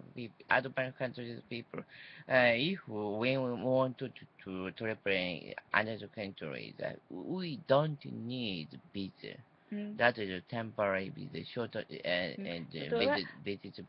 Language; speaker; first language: English; non-native, learner; Japanese